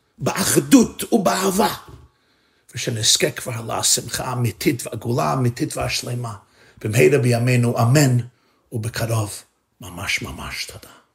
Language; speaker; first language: Hebrew; non-native, fluent; English